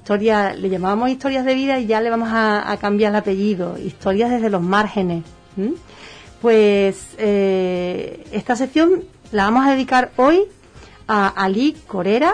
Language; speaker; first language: Spanish; native; Spanish